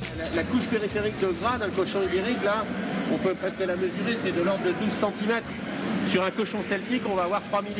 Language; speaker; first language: French; native; French